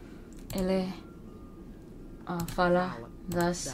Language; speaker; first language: Portuguese; non-native, learner; English